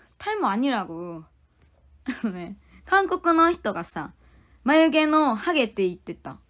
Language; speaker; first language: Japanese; non-native, fluent; Korean